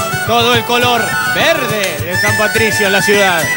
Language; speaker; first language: Spanish; native; Spanish